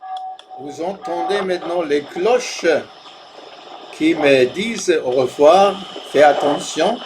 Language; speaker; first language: French; non-native, fluent; German